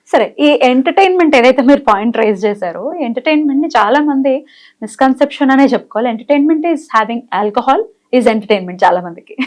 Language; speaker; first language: Telugu; native; Telugu